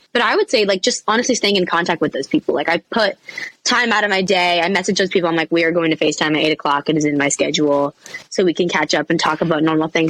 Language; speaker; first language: English; native; English